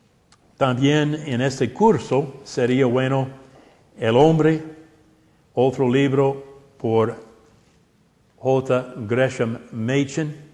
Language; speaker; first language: Spanish; non-native, fluent; English